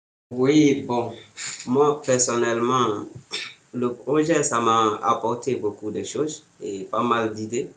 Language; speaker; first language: French; non-native, fluent; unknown